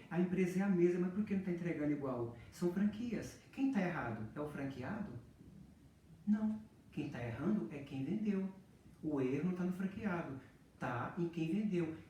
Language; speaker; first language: Portuguese; native; Portuguese